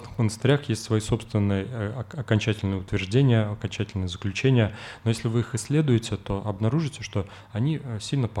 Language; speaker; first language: Russian; native; Russian